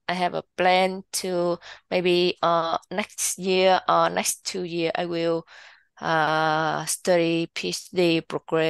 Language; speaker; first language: English; non-native, learner; Vietnamese